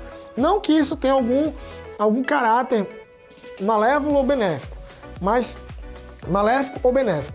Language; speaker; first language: Portuguese; native; Portuguese